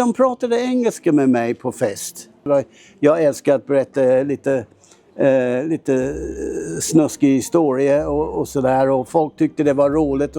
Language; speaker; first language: Swedish; non-native, fluent; English